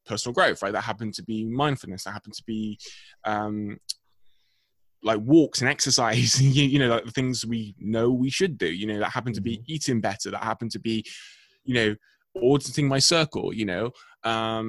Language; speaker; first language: English; native; English